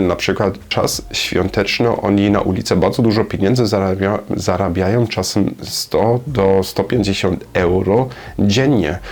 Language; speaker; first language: Polish; non-native, learner; German